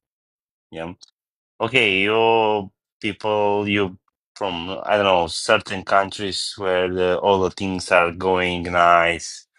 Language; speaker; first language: English; non-native, learner; Bulgarian